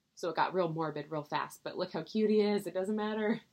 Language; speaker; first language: English; native; English